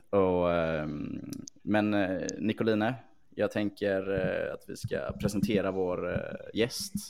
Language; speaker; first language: Swedish; native; Swedish